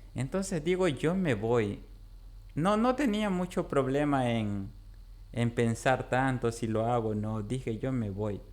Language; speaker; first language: Spanish; native; Spanish